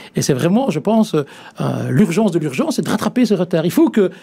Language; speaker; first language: French; native; French